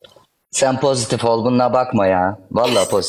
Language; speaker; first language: Turkish; native; Turkish